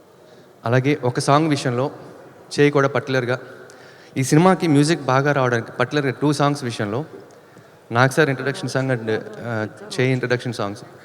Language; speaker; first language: Telugu; native; Telugu